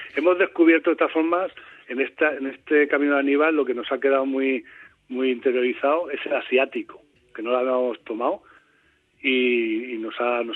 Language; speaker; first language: Spanish; native; Spanish